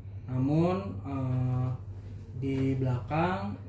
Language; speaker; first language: Indonesian; native; Indonesian